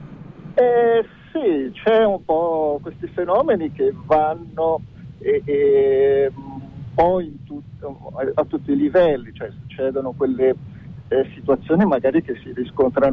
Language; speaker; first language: Italian; early bilingual, other home language; Chinese